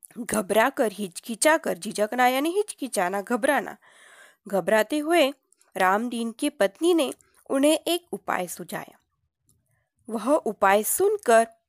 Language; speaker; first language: Hindi; non-native, local second language; Marathi